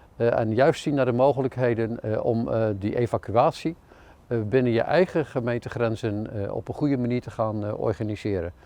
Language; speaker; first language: Dutch; native; Dutch